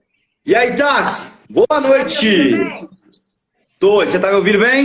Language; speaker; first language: Portuguese; native; Portuguese